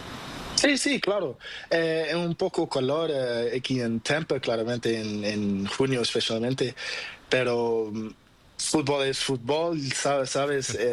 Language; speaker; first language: Spanish; non-native, learner; Portuguese